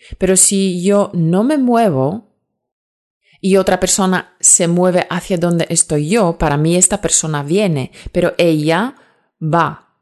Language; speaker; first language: Spanish; non-native, fluent; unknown